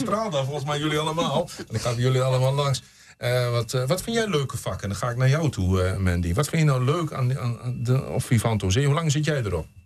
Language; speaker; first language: Dutch; native; Dutch